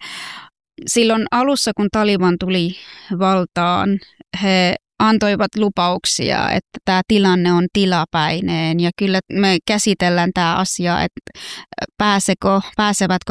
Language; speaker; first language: Finnish; non-native, fluent; Persian